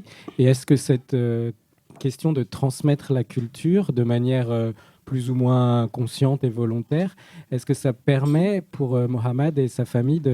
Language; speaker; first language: French; native; French